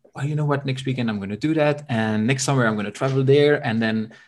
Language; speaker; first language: English; non-native, fluent; French